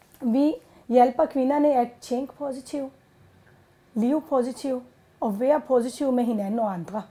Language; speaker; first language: Danish; non-native, learner; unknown